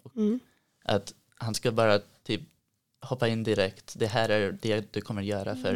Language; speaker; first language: Swedish; early bilingual, heritage; Swedish